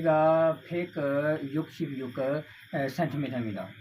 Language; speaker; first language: Korean; non-native, learner; Bangla